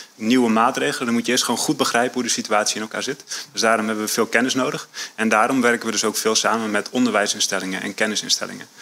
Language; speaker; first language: Dutch; native; Dutch